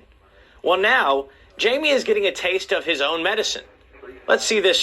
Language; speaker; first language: English; native; English